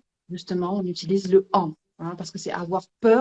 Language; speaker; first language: French; native; French